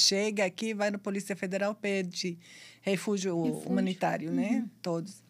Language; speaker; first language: Portuguese; non-native, fluent; Arabic